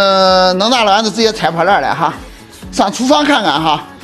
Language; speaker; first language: Chinese; native; Chinese